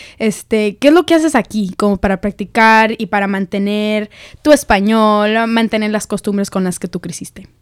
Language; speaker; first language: Spanish; early bilingual, heritage; Spanish